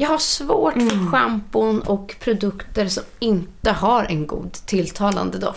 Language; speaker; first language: Swedish; native; Swedish